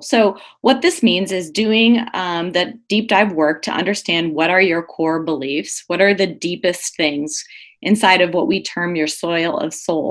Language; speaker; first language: English; native; English